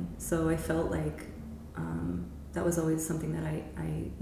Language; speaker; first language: English; native; English